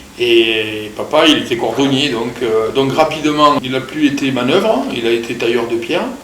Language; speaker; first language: French; early bilingual, other home language; Portuguese